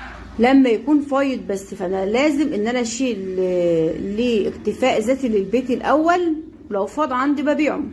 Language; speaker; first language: Arabic; native; Arabic